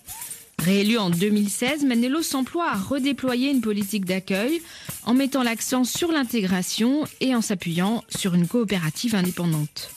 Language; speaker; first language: French; native; French